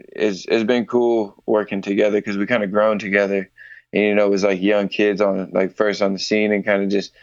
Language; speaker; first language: English; native; English